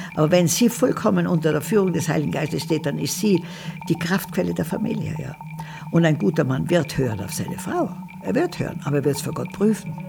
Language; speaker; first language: German; native; German